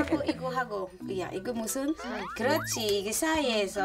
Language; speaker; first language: Korean; non-native, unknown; Filipino